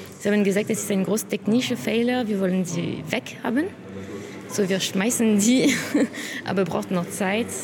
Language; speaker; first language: German; non-native, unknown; French